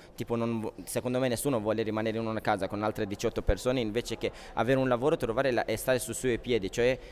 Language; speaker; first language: Italian; non-native, fluent; Persian